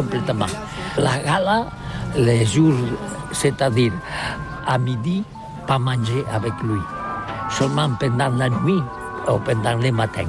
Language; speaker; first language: French; non-native, learner; Catalan